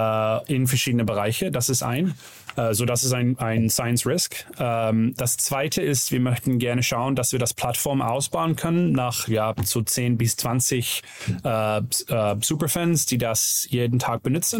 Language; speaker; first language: German; non-native, learner; Dutch